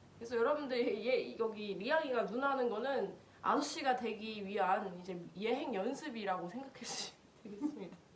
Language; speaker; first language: Korean; native; Korean